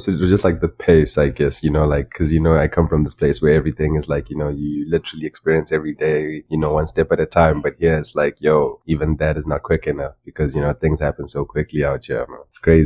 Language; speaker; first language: English; non-native, local second language; Shona